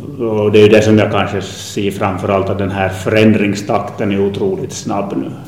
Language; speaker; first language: Swedish; native; Swedish